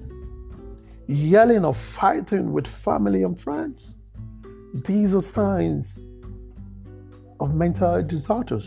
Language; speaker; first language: English; non-native, local second language; Yoruba